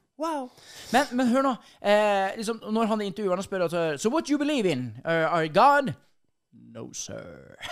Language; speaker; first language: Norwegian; native; Norwegian